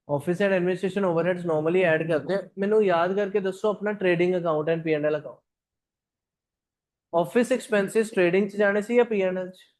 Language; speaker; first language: Hindi; non-native, local second language; Punjabi